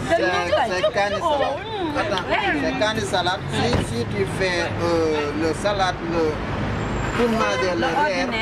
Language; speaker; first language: French; non-native, learner; Wolof